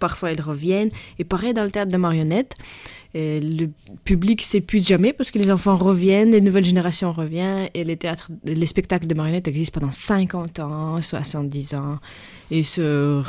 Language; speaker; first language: French; non-native, fluent; Russian